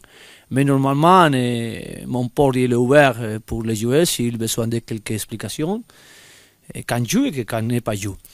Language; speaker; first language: French; non-native, fluent; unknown